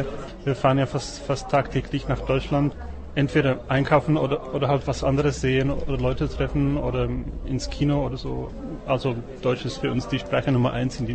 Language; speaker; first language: German; non-native, fluent; Czech